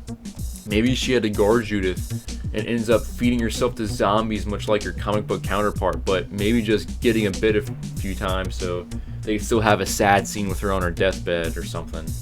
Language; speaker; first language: English; native; English